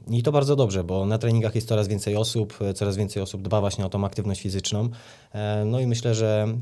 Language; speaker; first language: Polish; native; Polish